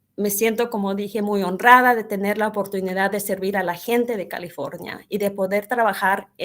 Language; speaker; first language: Spanish; early bilingual, heritage; Spanish